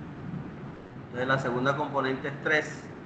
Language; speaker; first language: Spanish; native; Spanish